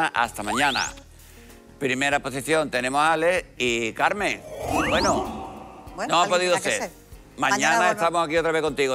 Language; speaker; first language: Spanish; native; Spanish